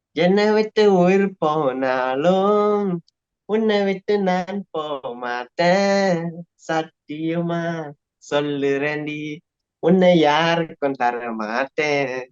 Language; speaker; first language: Tamil; native; Tamil